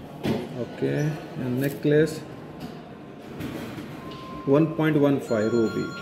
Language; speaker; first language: English; non-native, learner; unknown